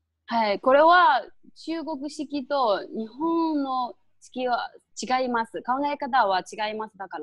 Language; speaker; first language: Japanese; non-native, fluent; Chinese